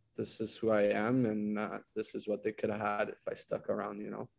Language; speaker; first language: English; non-native, fluent; French